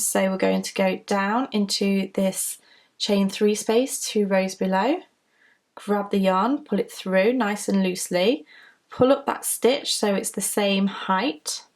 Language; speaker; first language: English; native; English